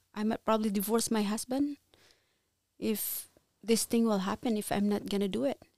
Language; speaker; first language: English; non-native, local second language; Cebuano